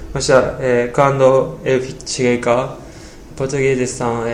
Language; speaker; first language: Portuguese; non-native, learner; Japanese